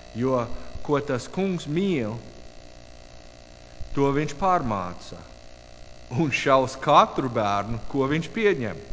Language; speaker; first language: Latvian; non-native, learner; English